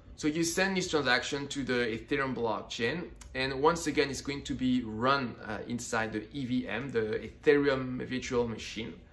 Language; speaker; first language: English; non-native, fluent; French